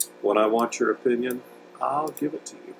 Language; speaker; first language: English; native; English